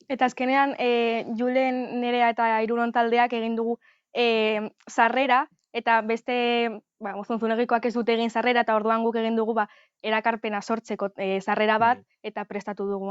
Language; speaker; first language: Basque; non-native, local second language; Spanish